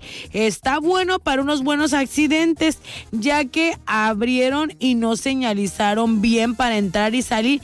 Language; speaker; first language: Spanish; native; Spanish